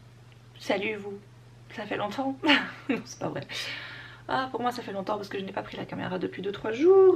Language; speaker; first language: French; native; French